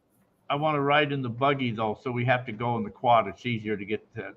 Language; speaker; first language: English; native; English